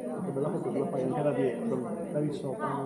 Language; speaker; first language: Italian; native; Italian